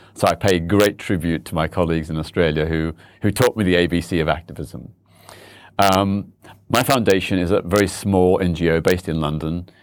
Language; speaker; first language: English; native; English